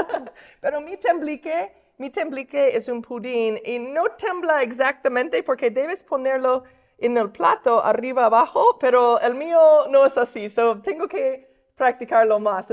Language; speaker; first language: Spanish; non-native, fluent; English